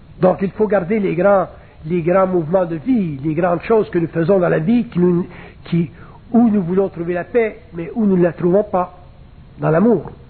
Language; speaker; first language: French; native; French